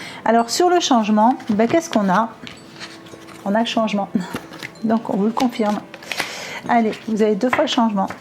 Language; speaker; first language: French; native; French